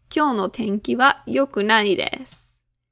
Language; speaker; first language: Japanese; non-native, fluent; English